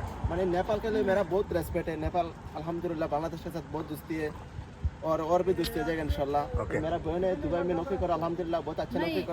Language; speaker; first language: Hindi; non-native, learner; Bangla